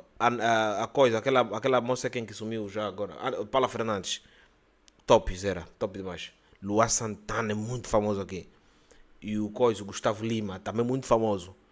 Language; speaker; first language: Portuguese; native; Portuguese